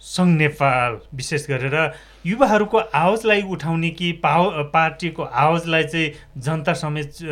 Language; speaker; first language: Nepali; native; Nepali